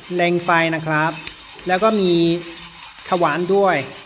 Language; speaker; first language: Thai; non-native, learner; Chinese